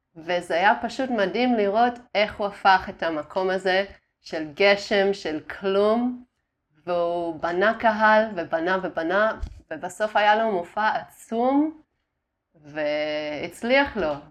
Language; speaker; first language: Hebrew; non-native, fluent; Italian